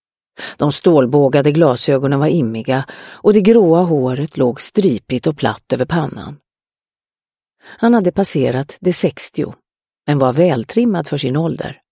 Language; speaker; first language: Swedish; native; Swedish